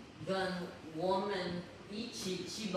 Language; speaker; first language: Chinese; non-native, learner; Filipino